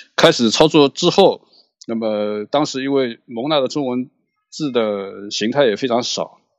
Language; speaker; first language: Chinese; native; Chinese